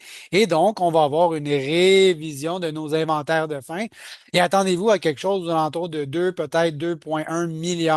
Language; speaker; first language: French; native; French